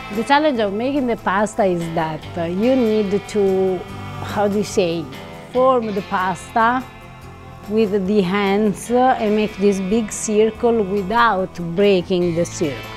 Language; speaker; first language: English; non-native, fluent; Italian